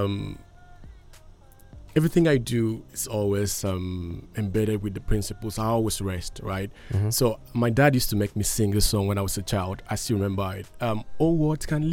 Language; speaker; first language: English; non-native, local second language; Ibibio